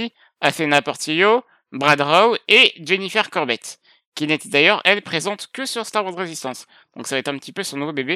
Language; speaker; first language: French; native; French